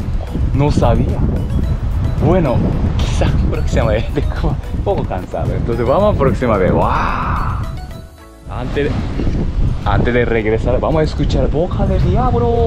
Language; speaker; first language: Spanish; non-native, learner; Japanese